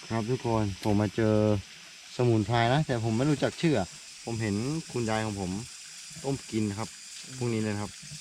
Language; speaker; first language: Thai; non-native, local second language; Karen languages